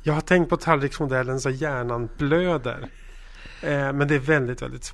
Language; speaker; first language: Swedish; native; Swedish